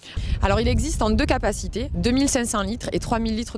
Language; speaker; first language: French; native; French